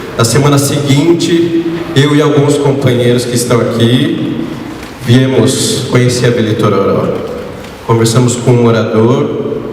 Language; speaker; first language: Portuguese; native; Portuguese